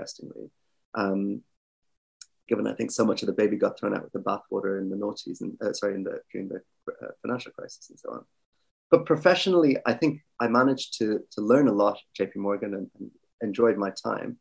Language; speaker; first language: English; native; English